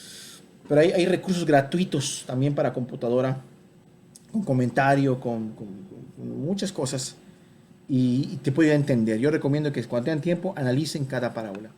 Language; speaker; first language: Spanish; native; Spanish